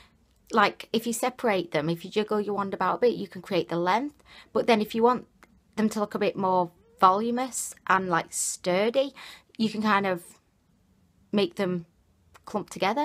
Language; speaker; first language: English; native; English